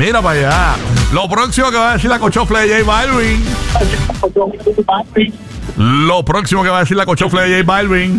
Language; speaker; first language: Spanish; native; Spanish